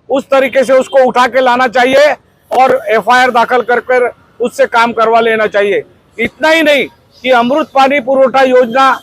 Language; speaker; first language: Hindi; non-native, local second language; Marathi